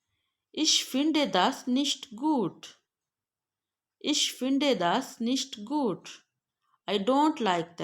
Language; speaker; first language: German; non-native, fluent; Urdu